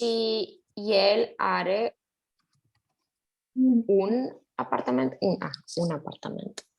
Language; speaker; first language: Romanian; non-native, learner; Spanish